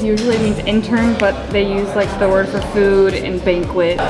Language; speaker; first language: English; native; English